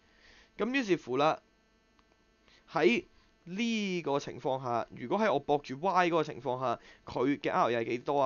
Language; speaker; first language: Cantonese; native; Cantonese